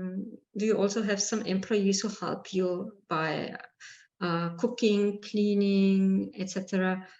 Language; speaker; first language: English; non-native, learner; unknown